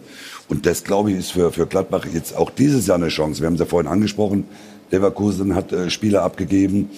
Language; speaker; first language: German; native; German